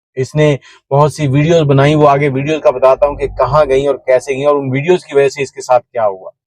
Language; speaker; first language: Urdu; non-native, local second language; Punjabi